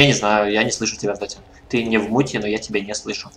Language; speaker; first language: Russian; native; Russian